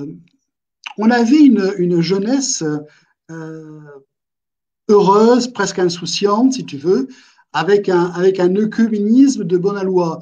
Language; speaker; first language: French; native; French